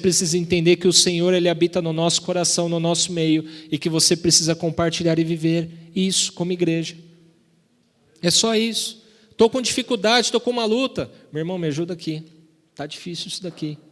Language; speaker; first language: Portuguese; native; Portuguese